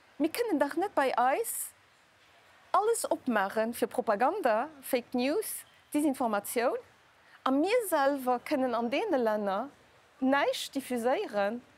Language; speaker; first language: Luxembourgish; native; Luxembourgish